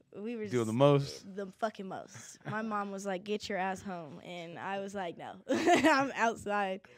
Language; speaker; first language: English; native; English